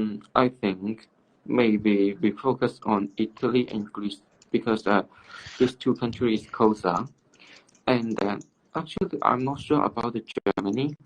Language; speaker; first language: English; non-native, learner; Cantonese